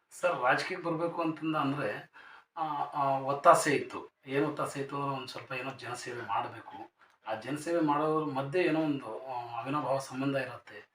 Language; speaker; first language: Kannada; non-native, local second language; Lambadi